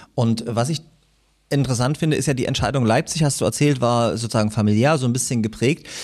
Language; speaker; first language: German; native; German